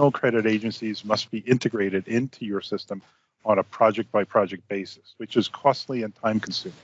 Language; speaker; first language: English; native; English